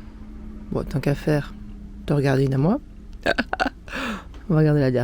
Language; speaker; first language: French; native; French